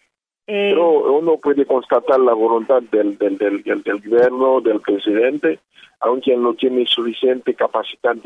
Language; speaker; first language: Spanish; non-native, learner; Haitian Creole